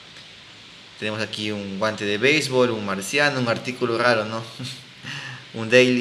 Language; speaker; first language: Spanish; native; Spanish